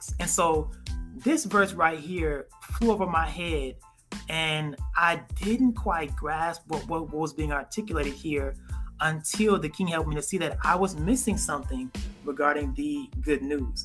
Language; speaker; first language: English; native; English